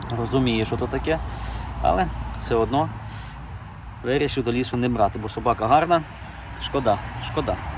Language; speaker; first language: Ukrainian; native; Ukrainian